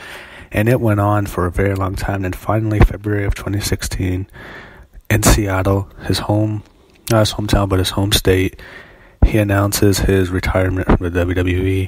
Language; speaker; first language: English; native; English